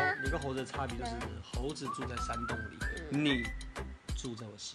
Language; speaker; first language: Chinese; non-native, fluent; Korean